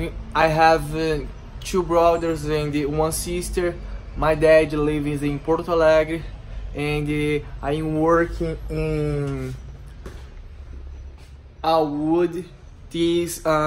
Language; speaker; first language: English; non-native, learner; Portuguese